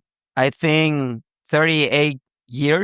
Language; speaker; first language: English; non-native, local second language; Spanish